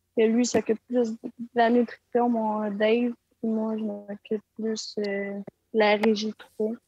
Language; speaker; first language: French; native; French